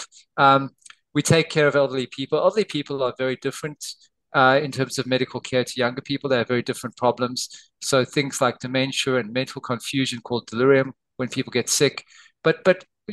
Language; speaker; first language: English; native; English